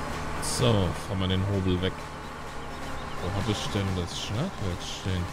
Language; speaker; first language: German; native; German